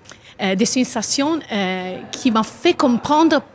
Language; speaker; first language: French; non-native, learner; Italian